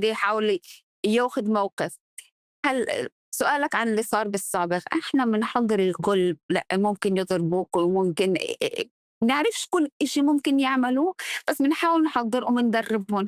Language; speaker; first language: Arabic; early bilingual, heritage; Arabic